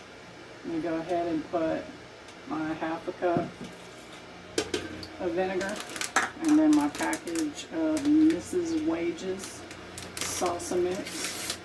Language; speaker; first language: English; native; English